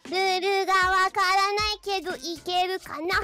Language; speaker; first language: Japanese; non-native, fluent; English